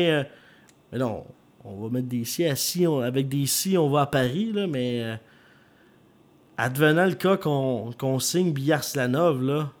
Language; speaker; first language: French; native; French